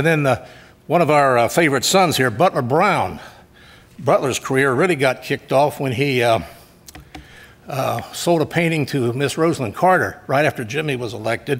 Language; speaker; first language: English; native; English